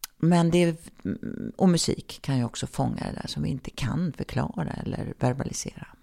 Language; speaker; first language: Swedish; native; Swedish